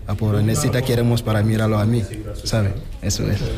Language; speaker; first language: Spanish; non-native, learner; Wolof